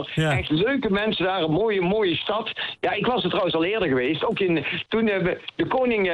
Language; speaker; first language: Dutch; native; Dutch